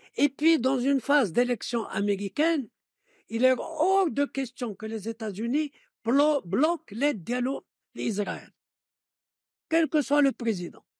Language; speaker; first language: French; non-native, local second language; Arabic